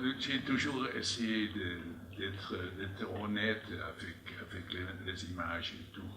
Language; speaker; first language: French; non-native, fluent; Dutch